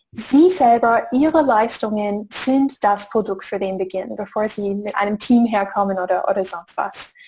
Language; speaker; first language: German; non-native, fluent; English